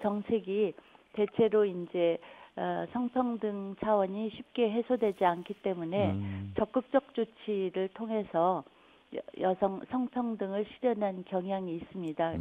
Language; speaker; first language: Korean; native; Korean